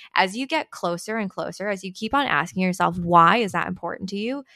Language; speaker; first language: English; early bilingual, other home language; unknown